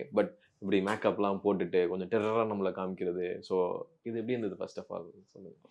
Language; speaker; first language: Tamil; native; Tamil